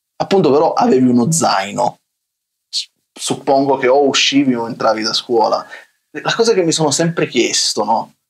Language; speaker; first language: Italian; native; Italian